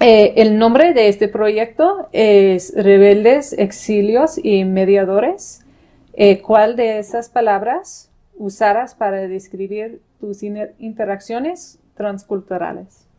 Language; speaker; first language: Spanish; non-native, fluent; English